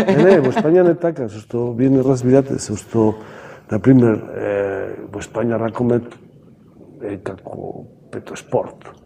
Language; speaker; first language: Macedonian; non-native, learner; Spanish